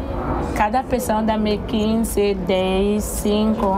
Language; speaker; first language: Portuguese; non-native, learner; Haitian Creole